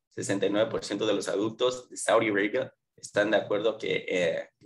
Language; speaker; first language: Spanish; early bilingual, heritage; Spanish